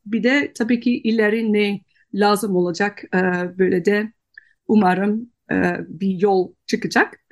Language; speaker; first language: Turkish; non-native, fluent; Dutch